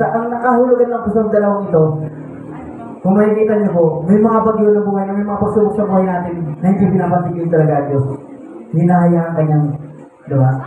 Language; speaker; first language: Filipino; native; Filipino